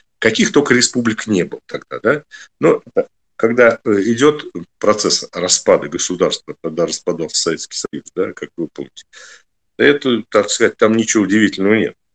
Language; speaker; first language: Russian; native; Russian